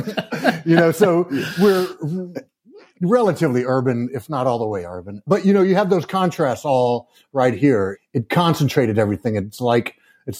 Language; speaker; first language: English; native; English